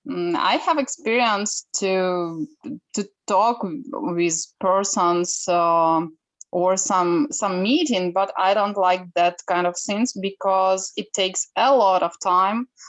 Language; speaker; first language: English; non-native, learner; Ukrainian